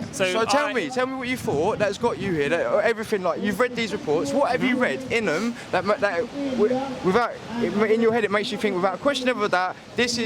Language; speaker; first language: English; native; English